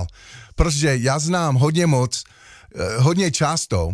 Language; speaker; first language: Czech; non-native, learner; English